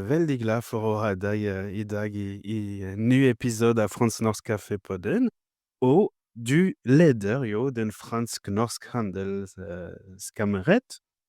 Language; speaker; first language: Norwegian; non-native, fluent; French